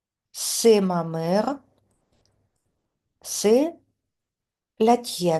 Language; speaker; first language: French; non-native, fluent; Russian